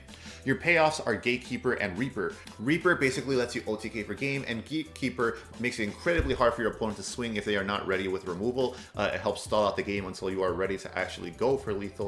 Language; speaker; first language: English; native; English